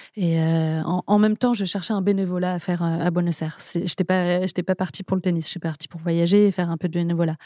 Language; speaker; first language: French; native; French